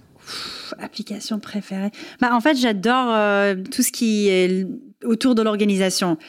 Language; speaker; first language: French; non-native, fluent; English